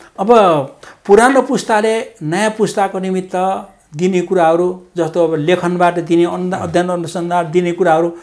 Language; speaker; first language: Nepali; non-native, local second language; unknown